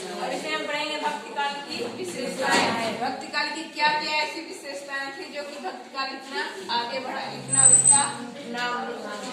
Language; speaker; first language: Hindi; native; Hindi